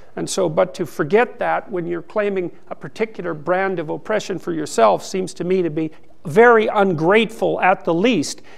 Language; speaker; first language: English; native; English